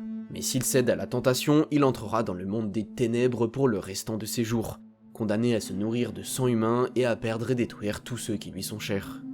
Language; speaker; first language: French; native; French